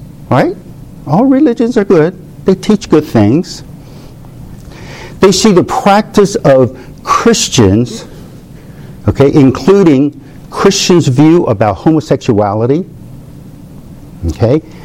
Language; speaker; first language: English; early bilingual, other home language; Chinese